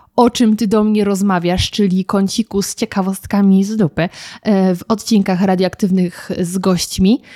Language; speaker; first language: Polish; native; Polish